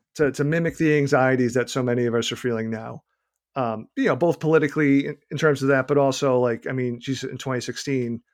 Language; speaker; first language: English; native; English